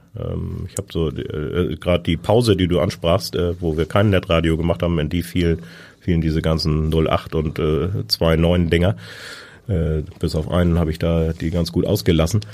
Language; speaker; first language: German; native; German